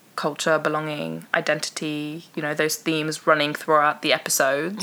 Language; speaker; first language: English; early bilingual, other home language; Persian